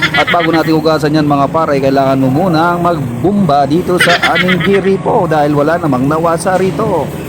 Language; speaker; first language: Filipino; non-native, local second language; Iloko